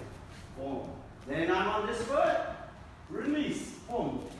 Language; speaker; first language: English; native; English